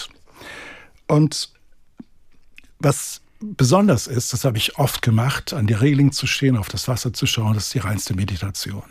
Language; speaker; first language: German; native; German